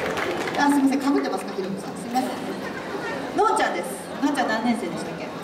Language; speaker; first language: Japanese; native; Japanese